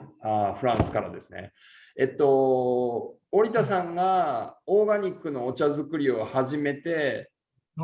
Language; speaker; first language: Japanese; native; Japanese